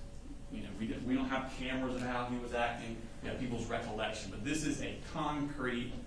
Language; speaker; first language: English; native; English